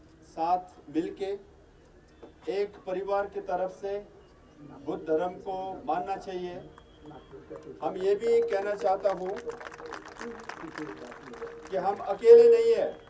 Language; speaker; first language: Hindi; non-native, learner; Tibetan